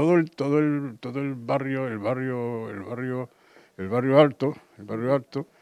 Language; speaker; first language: Spanish; native; Spanish